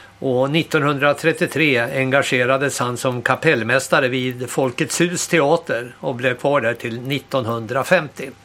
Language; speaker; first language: Swedish; native; Swedish